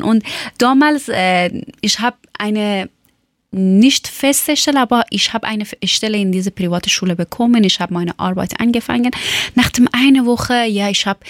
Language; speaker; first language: German; non-native, learner; Persian